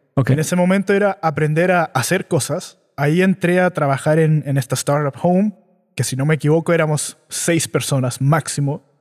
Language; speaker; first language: Spanish; native; Spanish